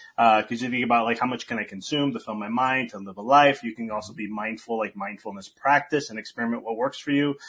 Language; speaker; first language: English; native; English